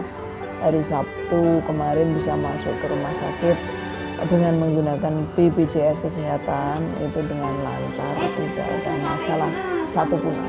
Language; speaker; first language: Indonesian; non-native, local second language; Javanese